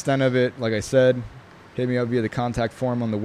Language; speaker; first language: English; early bilingual, other home language; Italian